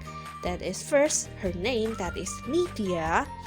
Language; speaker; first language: English; non-native, learner; Indonesian